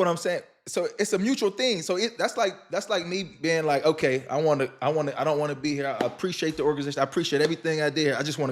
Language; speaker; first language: English; native; English